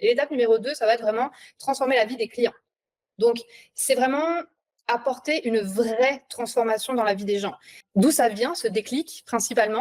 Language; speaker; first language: French; native; French